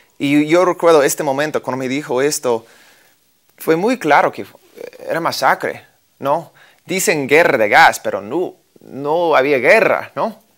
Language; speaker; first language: Spanish; non-native, fluent; English